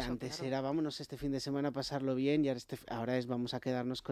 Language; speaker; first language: Spanish; native; Spanish